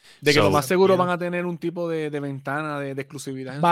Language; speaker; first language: Spanish; native; Spanish